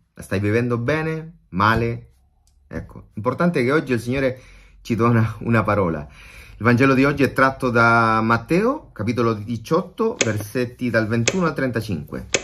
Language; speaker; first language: Italian; non-native, fluent; Spanish